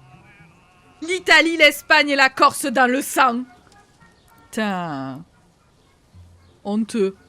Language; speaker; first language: French; native; French